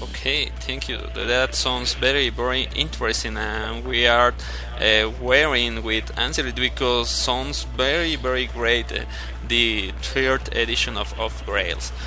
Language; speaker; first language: English; non-native, learner; Spanish